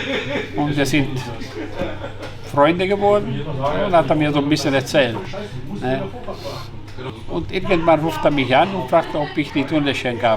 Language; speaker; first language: German; non-native, fluent; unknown